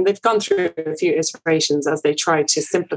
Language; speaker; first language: English; native; English